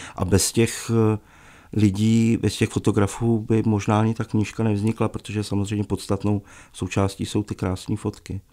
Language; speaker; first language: Czech; native; Czech